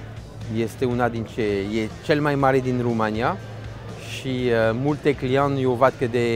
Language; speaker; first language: Romanian; non-native, fluent; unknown